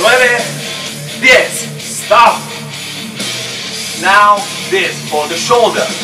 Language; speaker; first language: English; non-native, learner; Italian